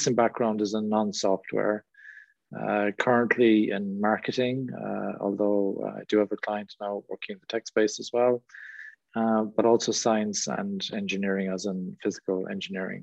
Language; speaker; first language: English; native; English